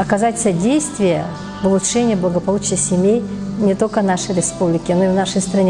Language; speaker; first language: Russian; native; Russian